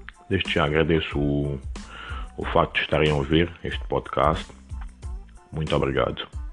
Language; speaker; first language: Portuguese; native; Portuguese